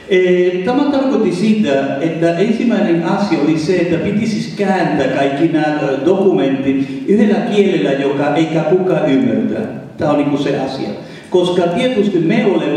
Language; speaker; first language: Finnish; non-native, fluent; Spanish